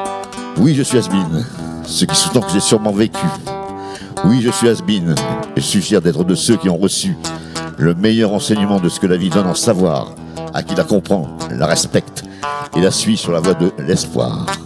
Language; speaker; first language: French; native; French